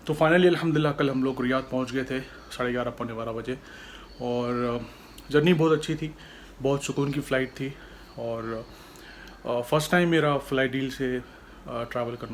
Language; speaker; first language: Hindi; native; Hindi